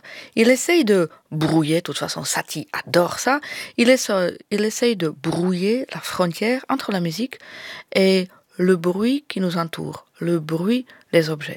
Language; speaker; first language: French; native; French